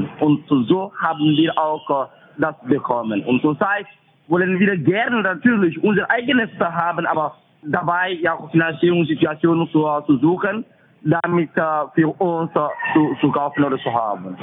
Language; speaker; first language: German; non-native, fluent; French